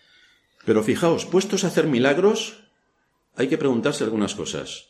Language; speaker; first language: Spanish; native; Spanish